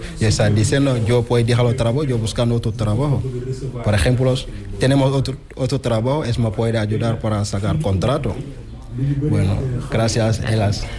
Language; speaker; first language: Spanish; non-native, learner; Wolof